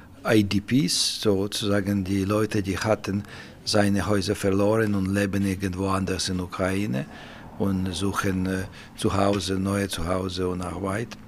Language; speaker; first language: German; non-native, fluent; Russian